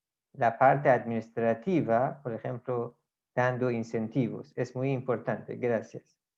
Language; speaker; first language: Spanish; non-native, fluent; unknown